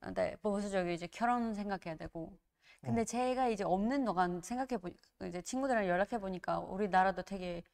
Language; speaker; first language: Korean; non-native, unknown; Georgian